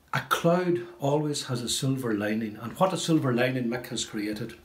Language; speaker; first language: English; native; English